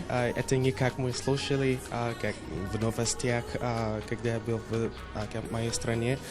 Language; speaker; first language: Russian; non-native, fluent; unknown